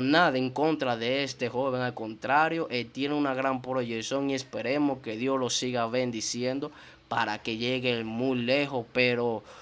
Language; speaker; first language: Spanish; native; Spanish